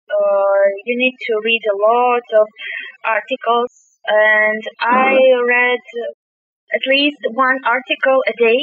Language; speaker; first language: English; non-native, fluent; Kazakh